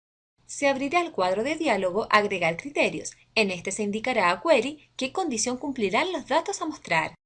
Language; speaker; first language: Spanish; native; Spanish